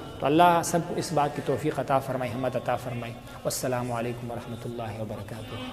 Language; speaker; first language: Urdu; non-native, local second language; Pashto